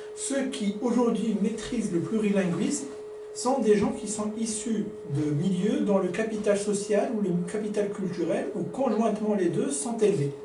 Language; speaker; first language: French; non-native, local second language; Arabic